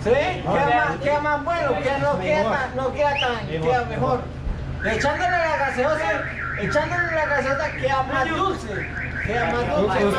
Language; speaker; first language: Spanish; native; Spanish